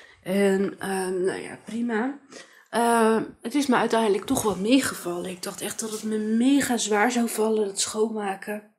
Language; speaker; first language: Dutch; native; Dutch